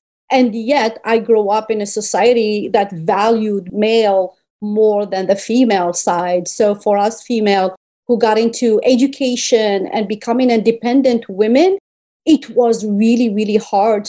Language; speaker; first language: English; non-native, fluent; Berber languages